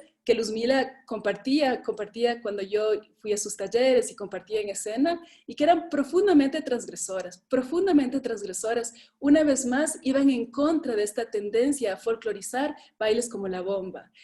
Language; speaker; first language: Spanish; native; Spanish